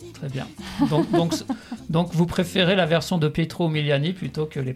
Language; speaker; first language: French; native; French